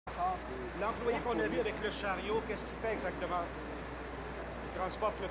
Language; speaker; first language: French; native; French